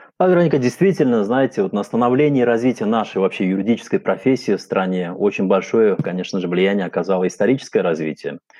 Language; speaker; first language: Russian; non-native, local second language; Uzbek